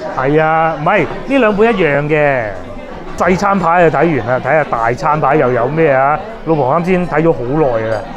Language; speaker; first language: Cantonese; native; Cantonese